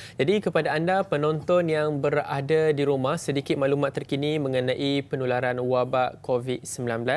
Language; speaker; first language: Malay; native; Malay